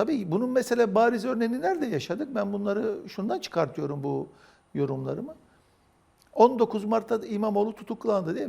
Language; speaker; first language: Turkish; native; Turkish